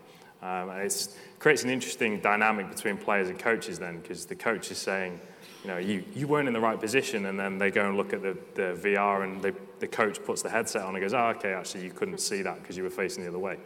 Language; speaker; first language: English; native; English